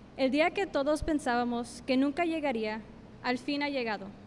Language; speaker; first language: Spanish; early bilingual, heritage; Spanish